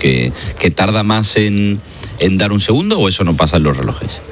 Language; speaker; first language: Spanish; native; Spanish